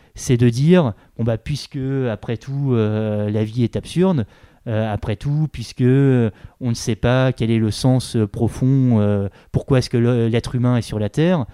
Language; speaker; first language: French; native; French